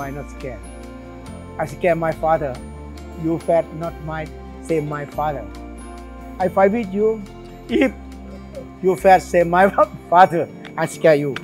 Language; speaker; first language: English; non-native, learner; Thai